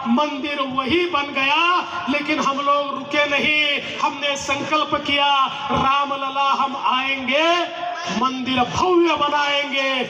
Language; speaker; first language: Hindi; non-native, local second language; Marathi